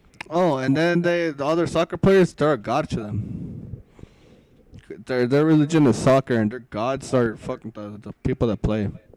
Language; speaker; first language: English; early bilingual, other home language; Spanish